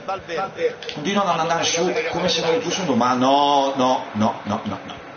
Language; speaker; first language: Italian; native; Italian